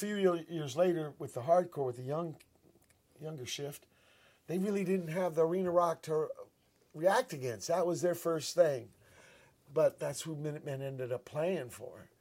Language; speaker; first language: English; native; English